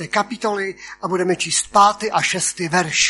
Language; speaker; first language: Czech; non-native, local second language; Polish